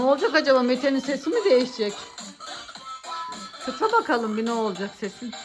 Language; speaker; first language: Turkish; native; Turkish